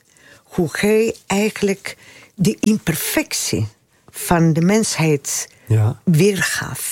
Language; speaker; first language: Dutch; non-native, fluent; Spanish